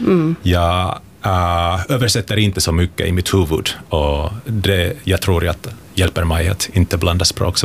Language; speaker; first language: Swedish; non-native, local second language; Finnish